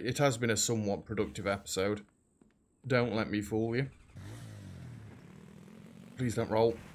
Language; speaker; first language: English; native; English